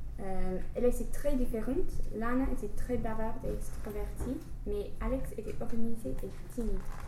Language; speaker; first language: French; non-native, learner; English